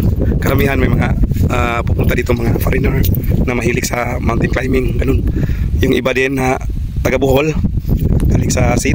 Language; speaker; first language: Filipino; non-native, local second language; Cebuano